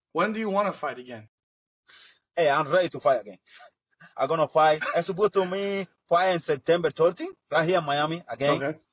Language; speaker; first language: English; non-native, learner; Spanish